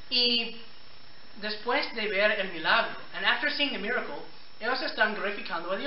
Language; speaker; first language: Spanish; non-native, fluent; English